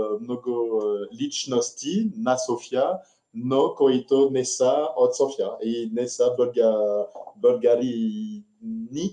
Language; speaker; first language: Bulgarian; non-native, learner; French